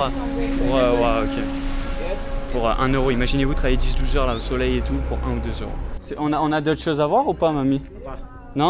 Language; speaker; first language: French; native; French